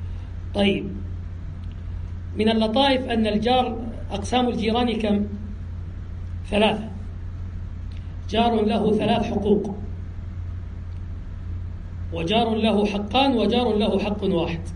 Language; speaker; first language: Arabic; native; Arabic